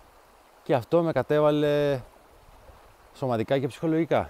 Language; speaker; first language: Greek; native; Greek